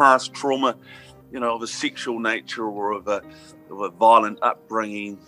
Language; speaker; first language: English; native; English